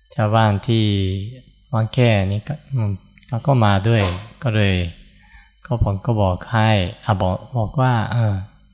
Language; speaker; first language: Thai; non-native, fluent; Japanese